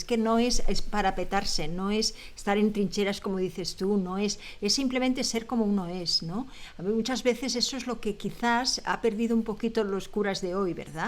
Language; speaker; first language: Spanish; native; Spanish